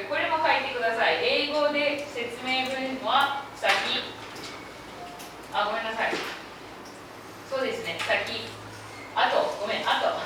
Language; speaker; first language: Japanese; non-native, fluent; English